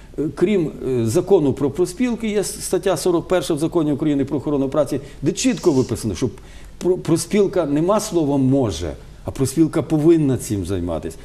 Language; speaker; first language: Ukrainian; native; Ukrainian